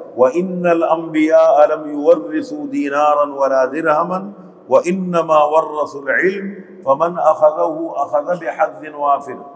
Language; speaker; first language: Urdu; non-native, local second language; Pashto